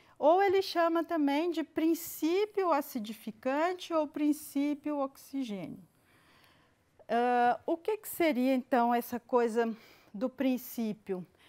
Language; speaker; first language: Portuguese; native; Portuguese